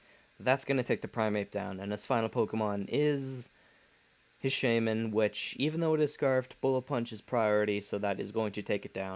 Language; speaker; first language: English; native; English